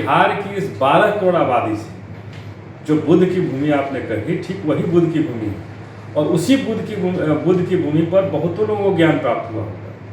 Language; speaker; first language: Hindi; native; Hindi